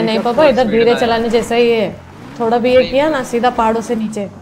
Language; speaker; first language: Hindi; native; Hindi